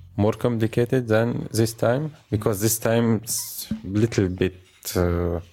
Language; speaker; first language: English; non-native, fluent; Arabic